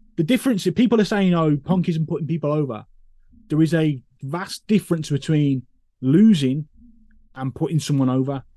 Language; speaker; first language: English; native; English